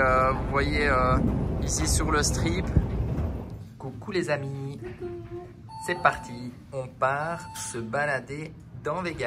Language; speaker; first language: French; native; French